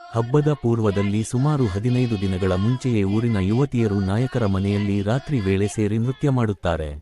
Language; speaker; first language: Kannada; native; Kannada